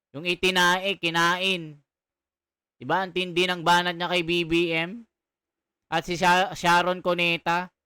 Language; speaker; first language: Filipino; non-native, local second language; Iloko